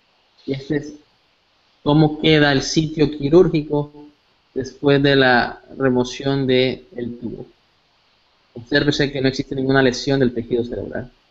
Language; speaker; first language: Spanish; native; Spanish